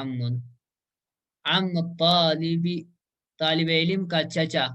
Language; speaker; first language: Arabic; non-native, fluent; Urdu